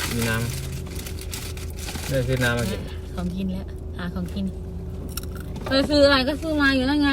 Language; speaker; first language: Thai; non-native, local second language; Khmer